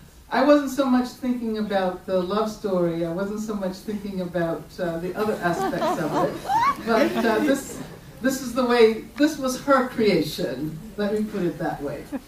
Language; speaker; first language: English; native; English